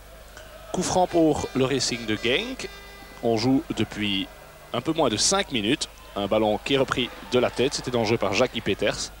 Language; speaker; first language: French; native; French